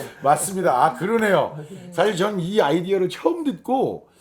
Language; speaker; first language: Korean; native; Korean